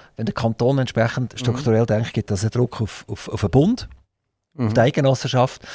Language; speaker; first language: German; native; German